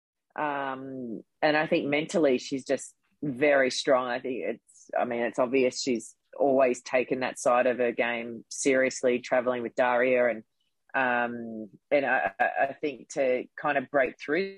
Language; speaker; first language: English; native; English